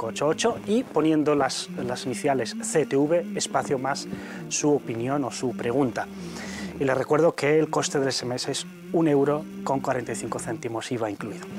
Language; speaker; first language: Spanish; native; Spanish